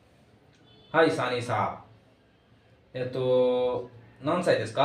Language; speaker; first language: Japanese; non-native, fluent; Bangla